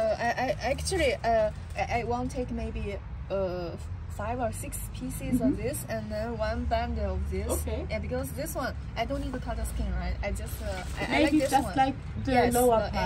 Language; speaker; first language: English; non-native, fluent; German